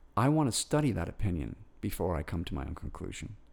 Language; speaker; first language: English; native; English